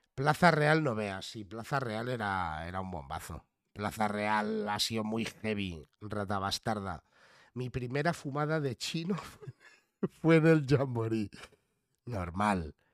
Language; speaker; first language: Spanish; native; Spanish